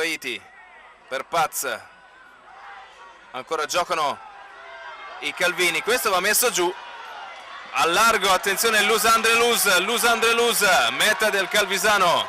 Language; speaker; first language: Italian; native; Italian